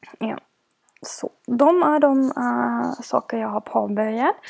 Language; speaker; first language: Swedish; non-native, fluent; German